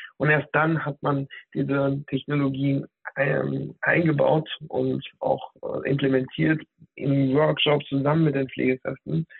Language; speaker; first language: German; native; German